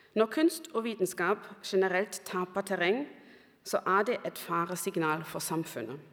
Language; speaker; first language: Norwegian; non-native, fluent; German